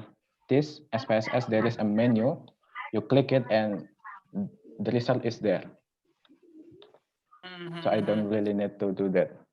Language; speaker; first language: English; non-native, local second language; Indonesian